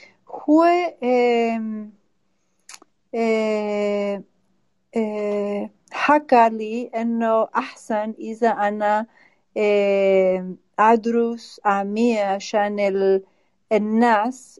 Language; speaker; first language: Arabic; non-native, learner; Spanish